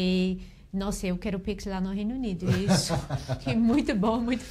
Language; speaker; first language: Portuguese; non-native, learner; English